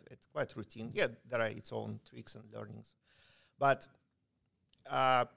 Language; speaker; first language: English; non-native, fluent; Ukrainian